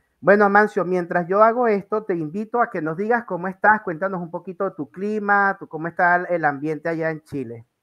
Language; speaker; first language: Spanish; native; Spanish